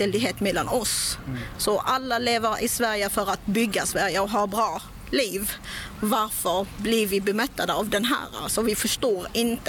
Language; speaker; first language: Swedish; non-native, fluent; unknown